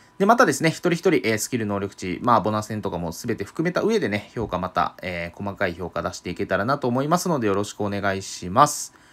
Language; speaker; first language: Japanese; native; Japanese